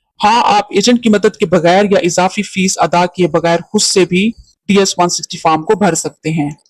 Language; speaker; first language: Urdu; native; Urdu